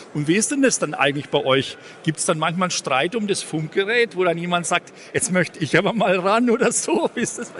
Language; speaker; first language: German; native; German